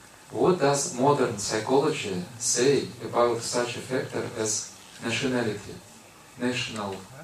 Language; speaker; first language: English; non-native, fluent; Russian